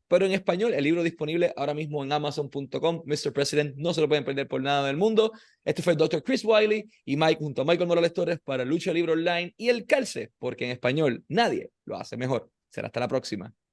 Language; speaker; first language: Spanish; native; Spanish